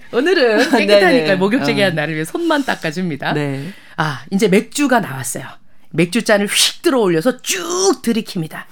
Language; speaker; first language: Korean; native; Korean